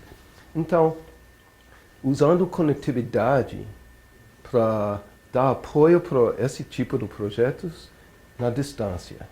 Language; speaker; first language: Portuguese; non-native, learner; English